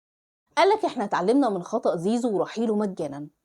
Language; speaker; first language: Arabic; native; Arabic